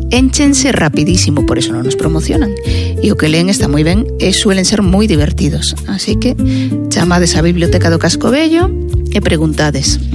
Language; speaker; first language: Galician; non-native, local second language; Spanish